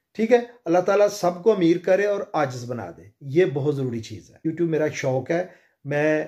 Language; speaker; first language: Urdu; non-native, local second language; Punjabi